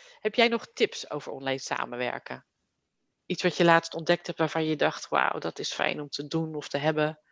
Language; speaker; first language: Dutch; native; Dutch